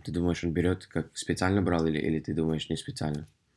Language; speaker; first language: Russian; early bilingual, heritage; Russian